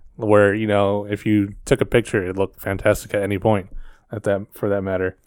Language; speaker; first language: English; early bilingual, other home language; Filipino